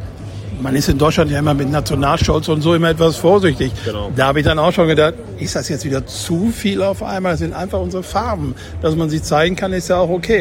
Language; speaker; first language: German; native; German